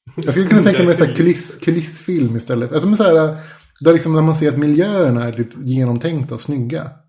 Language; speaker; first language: Swedish; early bilingual, other home language; Spanish